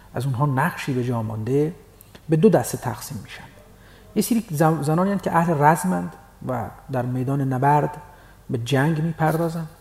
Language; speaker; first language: Persian; non-native, local second language; Baluchi